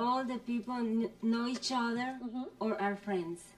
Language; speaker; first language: English; non-native, learner; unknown